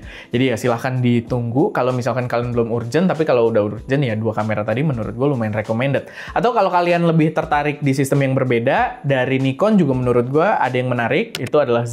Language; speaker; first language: Indonesian; native; Indonesian